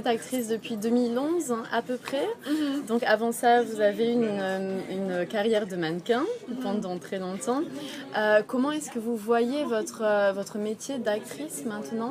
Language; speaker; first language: French; native; French